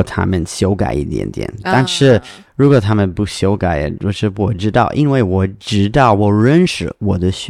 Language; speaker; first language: Chinese; non-native, learner; English